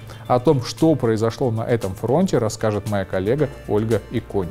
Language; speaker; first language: Russian; native; Russian